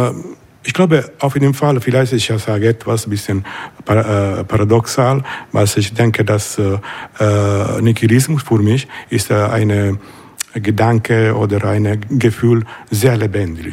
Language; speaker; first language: German; non-native, learner; Italian